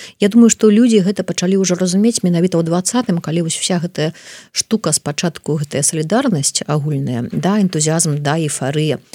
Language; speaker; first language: Belarusian; non-native, local second language; Russian